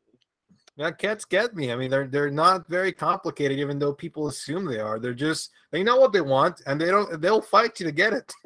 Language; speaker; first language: English; early bilingual, other home language; Spanish